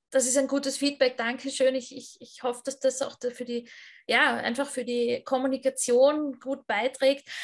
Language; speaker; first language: German; native; German